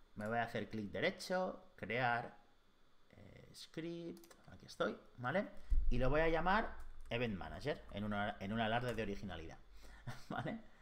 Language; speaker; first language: Spanish; native; Spanish